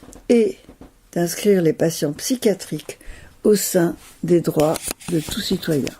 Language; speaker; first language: French; native; French